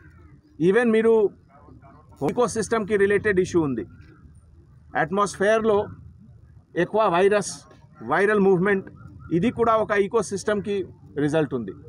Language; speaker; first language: Telugu; non-native, fluent; Hindi